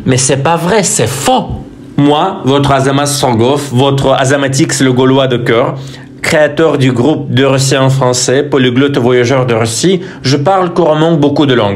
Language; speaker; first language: French; non-native, fluent; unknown